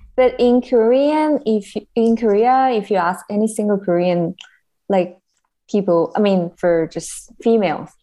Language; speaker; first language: English; non-native, learner; Korean